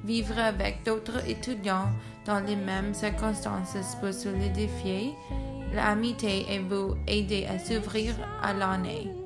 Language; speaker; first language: French; non-native, learner; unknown